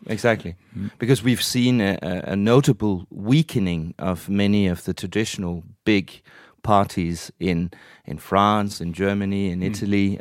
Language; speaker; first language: English; non-native, fluent; Danish